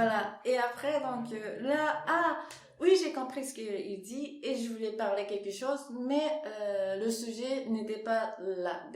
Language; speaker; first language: French; non-native, fluent; Japanese